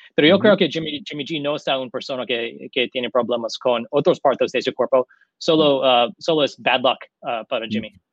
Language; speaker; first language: Spanish; non-native, learner; English